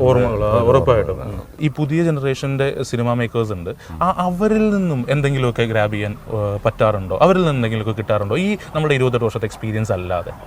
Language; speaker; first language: Malayalam; native; Malayalam